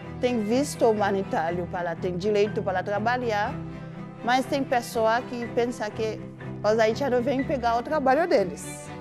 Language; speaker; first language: Portuguese; non-native, learner; Haitian Creole